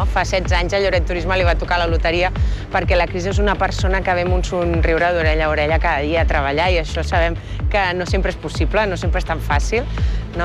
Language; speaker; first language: Catalan; native; Catalan